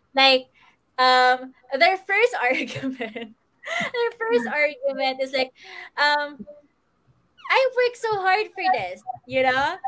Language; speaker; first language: English; non-native, local second language; Filipino